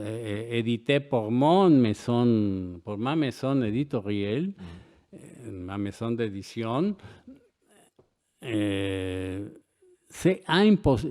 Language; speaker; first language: French; non-native, learner; Spanish